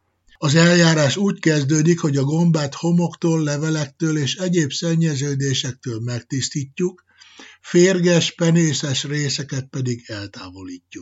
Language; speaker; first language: Hungarian; native; Hungarian